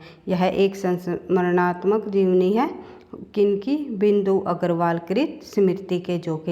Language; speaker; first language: Hindi; native; Hindi